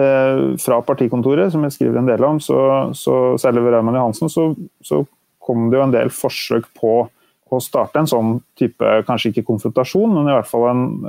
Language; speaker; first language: Norwegian; native; Norwegian